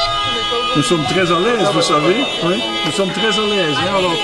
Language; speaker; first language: French; non-native, fluent; Dutch